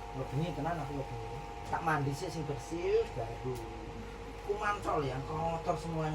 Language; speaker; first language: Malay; non-native, local second language; Javanese